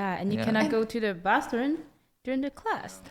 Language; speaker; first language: English; non-native, learner; Chinese